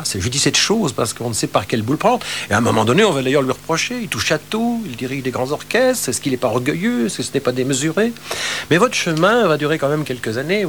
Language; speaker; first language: French; native; French